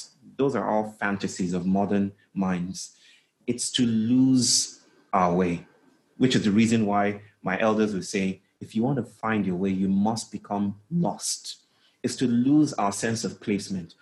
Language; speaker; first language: English; non-native, local second language; Yoruba